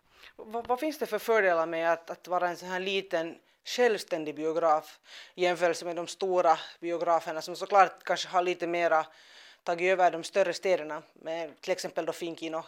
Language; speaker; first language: Swedish; native; Swedish